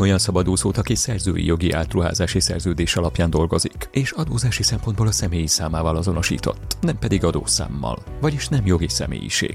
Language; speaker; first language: Hungarian; native; Hungarian